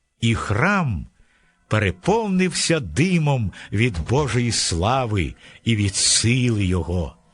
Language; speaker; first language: Ukrainian; native; Ukrainian